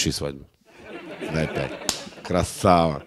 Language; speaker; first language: Russian; native; Russian